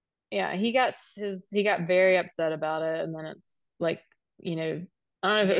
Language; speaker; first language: English; native; English